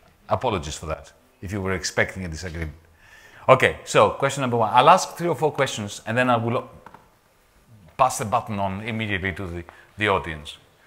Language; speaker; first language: English; non-native, fluent; Greek